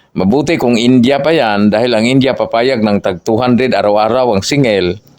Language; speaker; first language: Filipino; non-native, local second language; Cebuano